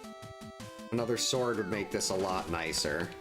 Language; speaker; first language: English; native; English